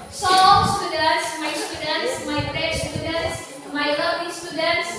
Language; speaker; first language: English; non-native, learner; Indonesian